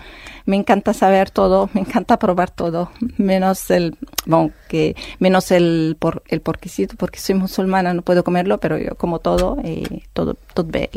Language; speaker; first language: Spanish; non-native, fluent; Arabic